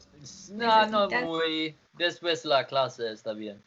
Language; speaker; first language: Spanish; non-native, learner; Swedish